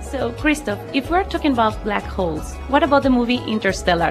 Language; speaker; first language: English; non-native, fluent; Spanish